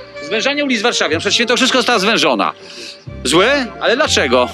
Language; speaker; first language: Polish; native; Polish